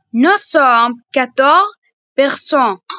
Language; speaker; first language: French; non-native, learner; Arabic